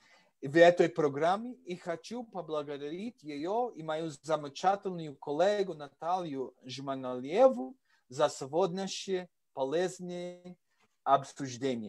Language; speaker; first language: Russian; non-native, learner; English